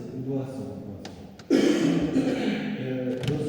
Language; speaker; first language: Italian; non-native, learner; French